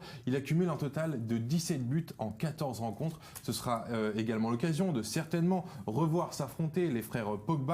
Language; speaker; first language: French; native; French